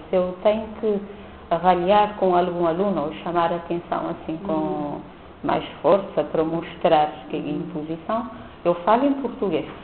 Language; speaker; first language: Portuguese; non-native, local second language; Kabuverdianu